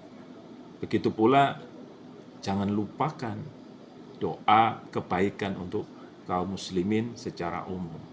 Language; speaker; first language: Indonesian; native; Indonesian